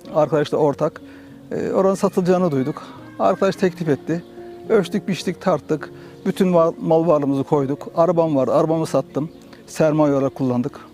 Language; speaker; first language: Turkish; native; Turkish